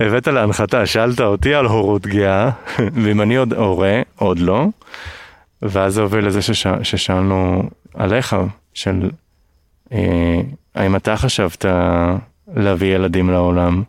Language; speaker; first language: Hebrew; native; Hebrew